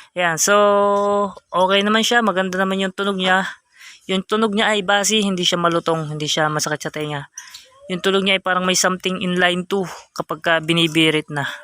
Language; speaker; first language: Filipino; native; Filipino